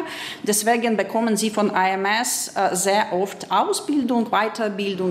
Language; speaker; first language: German; non-native, fluent; Ukrainian